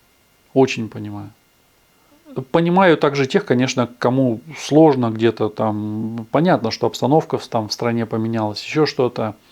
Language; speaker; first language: Russian; native; Russian